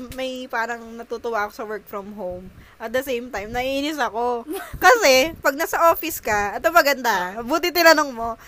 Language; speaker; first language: Filipino; native; Filipino